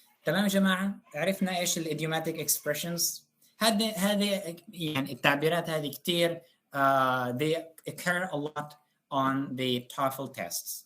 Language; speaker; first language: Arabic; native; Arabic